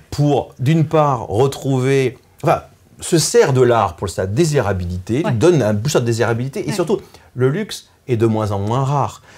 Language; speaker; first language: French; native; French